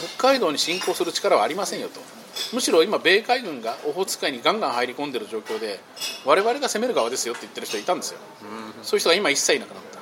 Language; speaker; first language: Japanese; native; Japanese